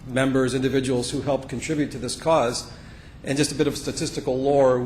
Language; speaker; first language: English; native; English